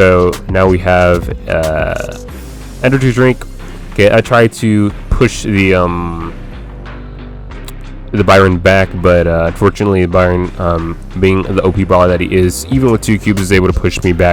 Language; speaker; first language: English; native; English